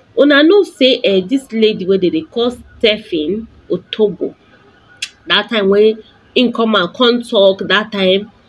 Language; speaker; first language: Nigerian Pidgin; non-native, local second language; Igbo